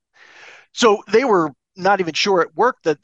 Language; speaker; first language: English; native; English